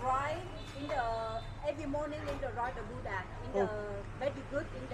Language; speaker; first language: English; non-native, learner; Vietnamese